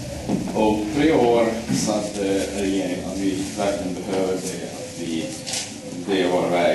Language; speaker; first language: Swedish; non-native, fluent; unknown